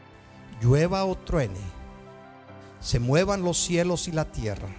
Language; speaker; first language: Spanish; native; Spanish